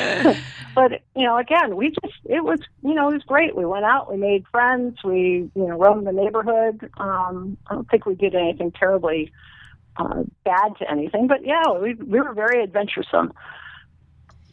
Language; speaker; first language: English; native; English